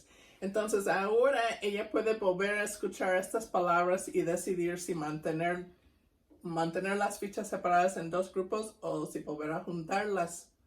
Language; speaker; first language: Spanish; non-native, fluent; English